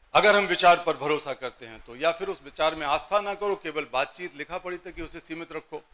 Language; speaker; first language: Hindi; native; Hindi